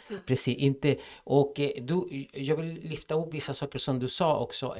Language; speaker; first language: Swedish; non-native, fluent; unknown